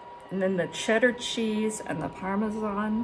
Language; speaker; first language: English; native; English